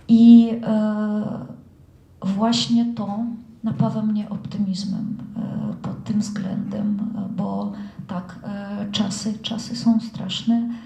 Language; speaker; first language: Polish; non-native, fluent; Russian